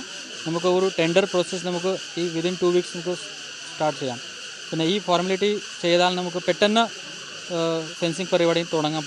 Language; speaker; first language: Malayalam; non-native, fluent; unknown